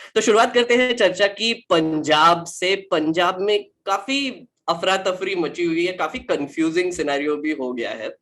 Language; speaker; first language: Hindi; non-native, local second language; Marathi